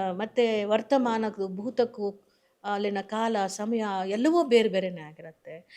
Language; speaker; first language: Kannada; native; Kannada